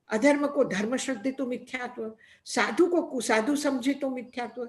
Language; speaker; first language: Hindi; non-native, local second language; Gujarati